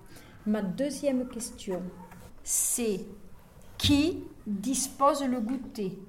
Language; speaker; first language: French; native; French